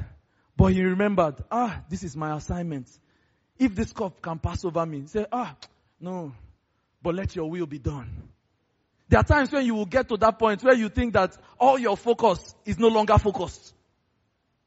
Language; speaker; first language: English; non-native, local second language; Yoruba